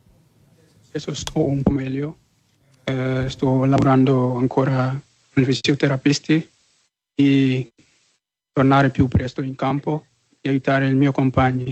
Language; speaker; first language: Italian; non-native, learner; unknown